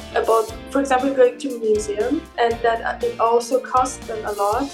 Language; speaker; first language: English; non-native, fluent; Persian